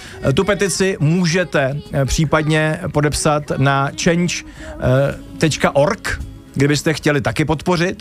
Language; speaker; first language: Czech; native; Czech